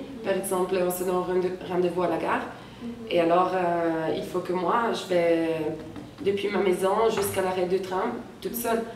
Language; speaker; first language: French; non-native, fluent; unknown